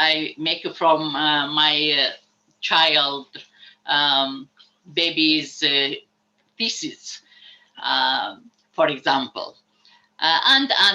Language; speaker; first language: English; non-native, learner; Arabic